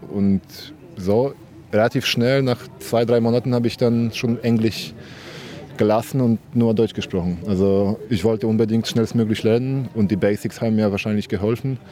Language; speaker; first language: German; non-native, fluent; Polish